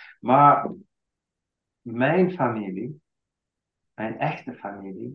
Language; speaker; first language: Dutch; non-native, fluent; English